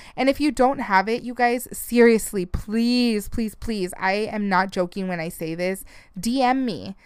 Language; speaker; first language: English; early bilingual, other home language; Spanish